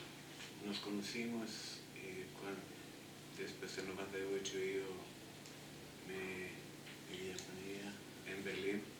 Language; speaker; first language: Spanish; non-native, fluent; Italian